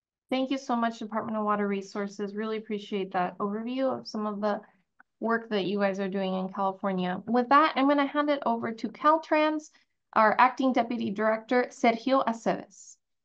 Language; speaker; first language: English; early bilingual, other home language; Spanish